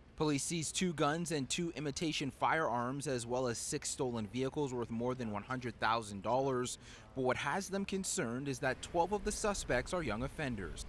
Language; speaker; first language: English; native; English